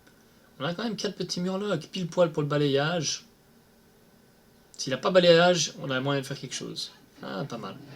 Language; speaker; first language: French; native; French